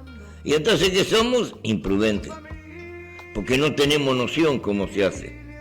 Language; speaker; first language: Spanish; native; Spanish